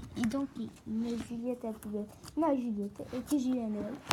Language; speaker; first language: French; native; French